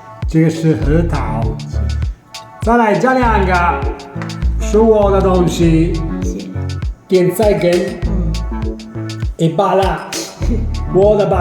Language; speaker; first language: Chinese; non-native, learner; Italian